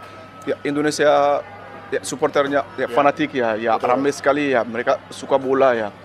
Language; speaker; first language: Indonesian; non-native, learner; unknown